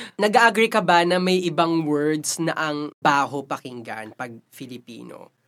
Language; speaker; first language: Filipino; early bilingual, heritage; Filipino